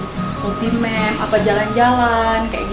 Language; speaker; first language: Indonesian; native; Indonesian